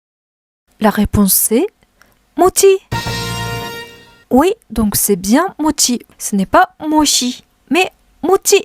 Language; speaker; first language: French; non-native, fluent; Japanese